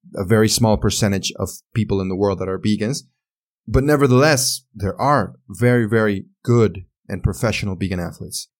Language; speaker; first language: English; non-native, fluent; Spanish